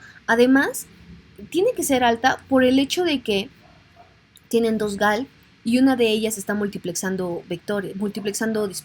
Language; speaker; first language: Spanish; native; Spanish